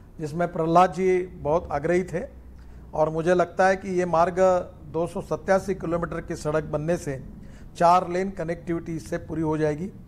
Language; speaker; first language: Hindi; non-native, local second language; Marathi